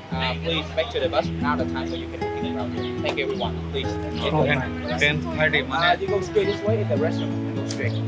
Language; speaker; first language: English; non-native, learner; Vietnamese